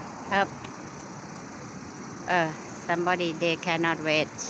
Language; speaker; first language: English; non-native, learner; Thai